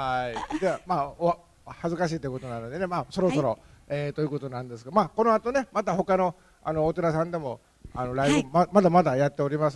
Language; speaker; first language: Japanese; native; Japanese